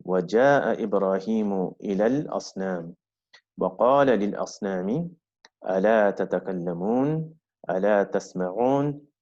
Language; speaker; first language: Arabic; non-native, fluent; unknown